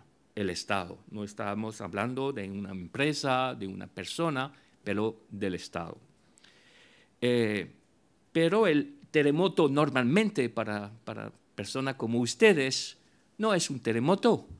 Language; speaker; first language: Spanish; non-native, fluent; French